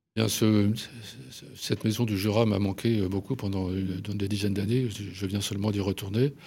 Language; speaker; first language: French; native; French